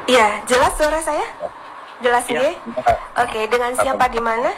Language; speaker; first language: Indonesian; native; Indonesian